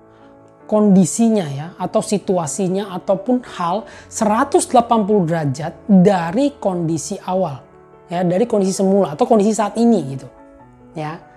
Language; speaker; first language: Indonesian; native; Indonesian